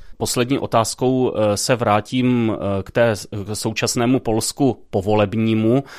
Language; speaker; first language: Czech; native; Czech